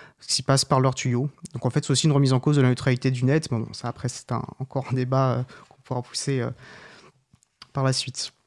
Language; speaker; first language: French; native; French